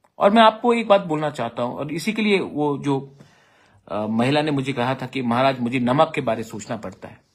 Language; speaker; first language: Hindi; non-native, local second language; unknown